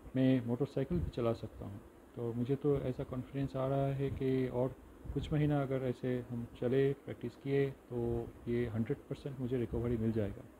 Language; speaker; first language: Hindi; non-native, local second language; Bangla